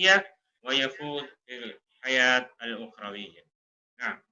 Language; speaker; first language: Arabic; non-native, fluent; Urdu